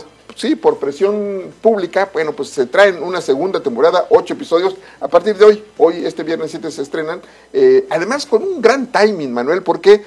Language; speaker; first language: Spanish; native; Spanish